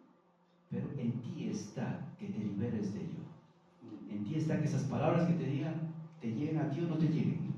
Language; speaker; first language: Spanish; native; Spanish